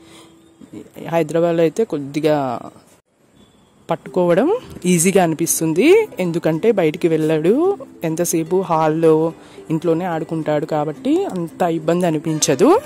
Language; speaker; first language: Telugu; native; Telugu